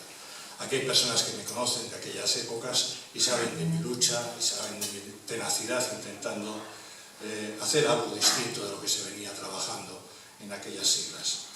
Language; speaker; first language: Spanish; native; Spanish